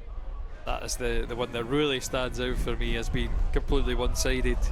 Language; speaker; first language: English; native; English